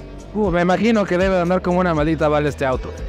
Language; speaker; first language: Spanish; native; Spanish